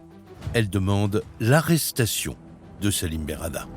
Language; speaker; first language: French; native; French